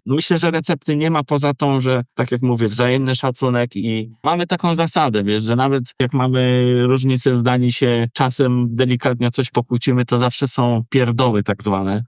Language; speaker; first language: Polish; native; Polish